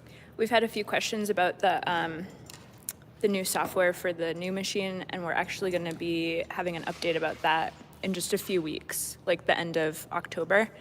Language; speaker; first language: English; native; English